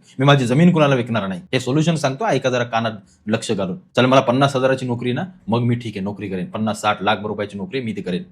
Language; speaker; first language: Marathi; native; Marathi